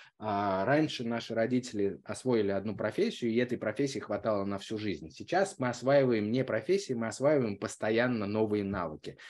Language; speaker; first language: Russian; native; Russian